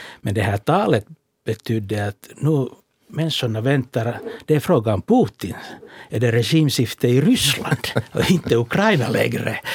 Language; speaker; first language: Swedish; non-native, local second language; Finnish